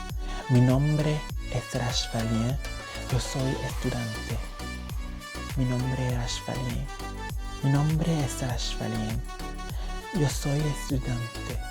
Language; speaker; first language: Spanish; non-native, learner; French